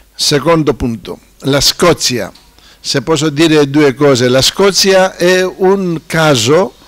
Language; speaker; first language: Italian; non-native, fluent; Greek